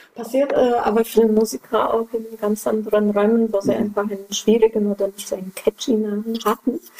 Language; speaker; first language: German; non-native, fluent; Polish